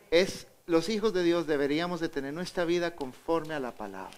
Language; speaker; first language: Spanish; native; Spanish